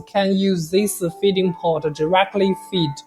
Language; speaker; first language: English; non-native, learner; Chinese